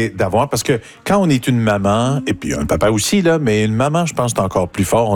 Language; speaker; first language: French; native; French